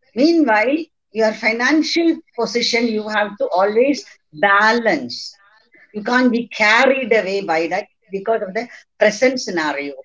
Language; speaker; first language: English; non-native, local second language; Malayalam